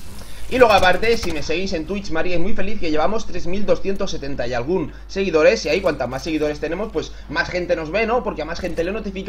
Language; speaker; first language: Spanish; native; Spanish